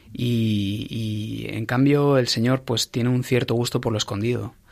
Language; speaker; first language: Spanish; native; Spanish